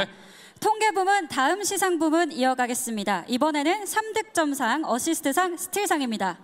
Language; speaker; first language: Korean; native; Korean